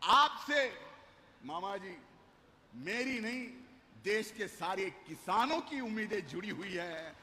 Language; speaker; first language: Hindi; non-native, local second language; Marathi